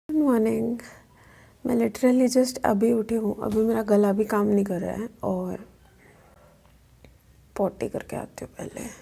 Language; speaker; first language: Hindi; native; Hindi